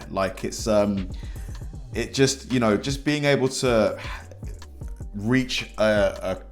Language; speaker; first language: English; native; English